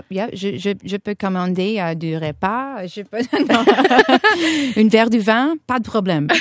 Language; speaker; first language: French; non-native, fluent; English